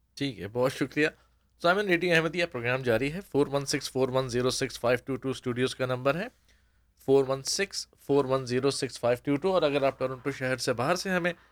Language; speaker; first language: Urdu; native; Urdu